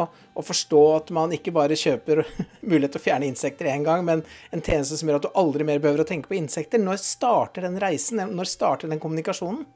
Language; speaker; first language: Norwegian; native; Norwegian